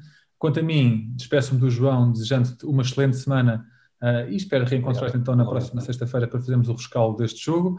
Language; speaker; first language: Portuguese; native; Portuguese